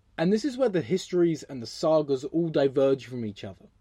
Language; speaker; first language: English; native; English